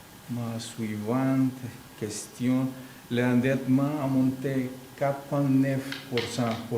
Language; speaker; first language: French; non-native, fluent; Spanish